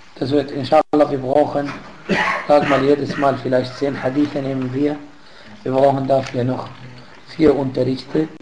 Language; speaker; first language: German; non-native, fluent; Arabic